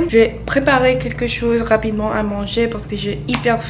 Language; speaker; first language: French; non-native, fluent; English